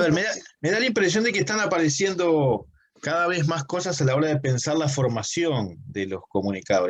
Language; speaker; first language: Spanish; native; Spanish